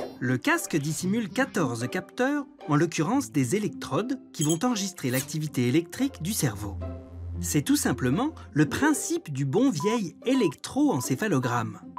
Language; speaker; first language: French; native; French